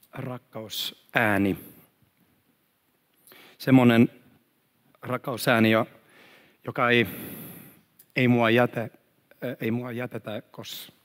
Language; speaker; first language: Finnish; non-native, fluent; Swedish